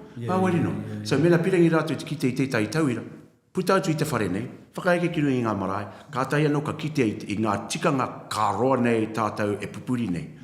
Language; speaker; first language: Māori; native; Māori